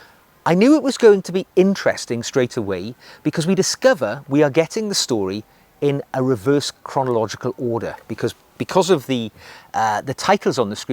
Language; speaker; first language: English; native; English